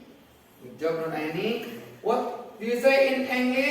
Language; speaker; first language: English; non-native, fluent; Indonesian